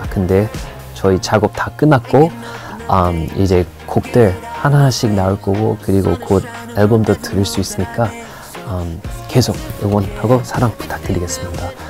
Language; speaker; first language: Korean; non-native, fluent; English